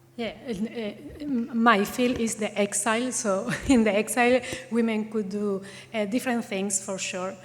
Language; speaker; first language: English; non-native, fluent; Spanish